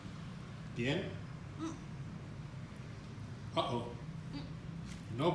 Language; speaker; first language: Spanish; non-native, learner; English